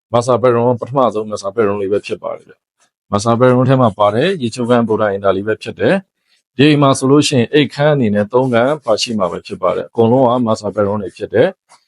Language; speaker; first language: Burmese; native; Burmese